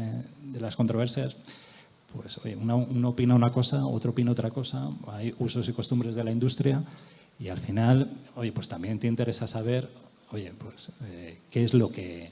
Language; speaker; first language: Spanish; native; Spanish